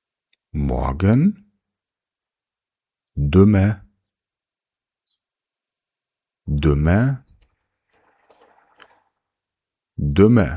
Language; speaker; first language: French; non-native, fluent; German